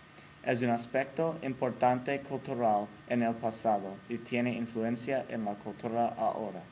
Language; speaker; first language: Spanish; non-native, learner; English